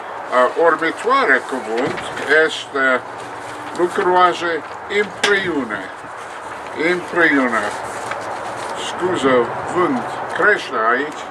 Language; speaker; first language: Romanian; non-native, learner; English